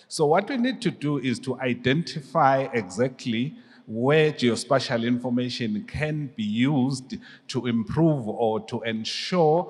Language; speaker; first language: English; non-native, local second language; Swati